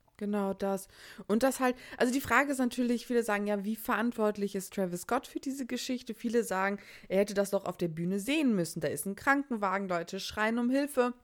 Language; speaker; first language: German; early bilingual, other home language; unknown